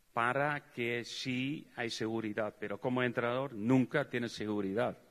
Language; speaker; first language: Spanish; non-native, fluent; Dutch